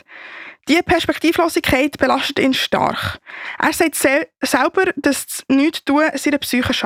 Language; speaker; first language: German; native; German